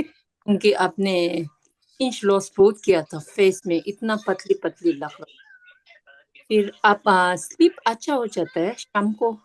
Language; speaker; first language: Hindi; non-native, local second language; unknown